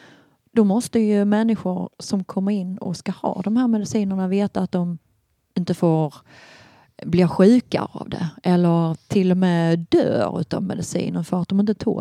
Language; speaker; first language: Swedish; native; Swedish